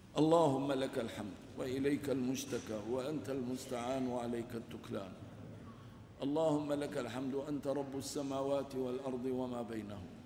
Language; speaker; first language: Arabic; non-native, local second language; Kurdish